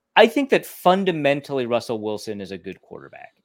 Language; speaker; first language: English; native; English